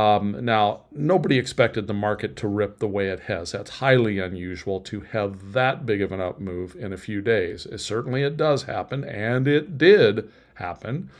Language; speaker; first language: English; native; English